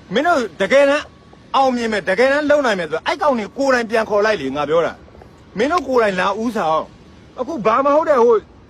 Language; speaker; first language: Burmese; native; Burmese